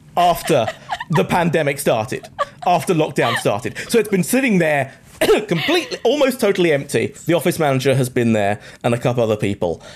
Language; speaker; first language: English; native; English